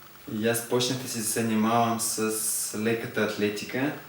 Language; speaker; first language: Bulgarian; non-native, learner; Russian